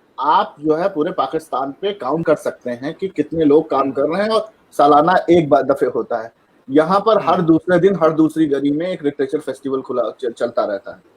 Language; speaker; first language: Hindi; native; Hindi